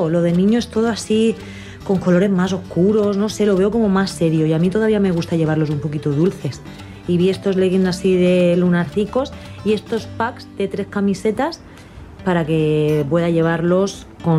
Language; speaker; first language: Spanish; native; Spanish